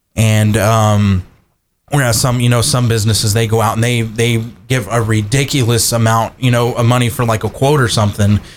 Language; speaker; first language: English; native; English